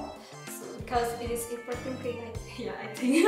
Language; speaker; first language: English; non-native, learner; Indonesian